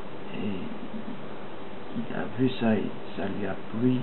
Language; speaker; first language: French; non-native, fluent; Dutch